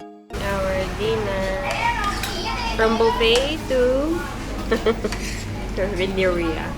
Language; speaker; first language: English; non-native, local second language; Filipino